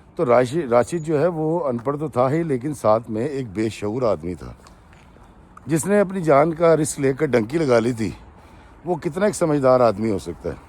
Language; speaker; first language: Urdu; native; Urdu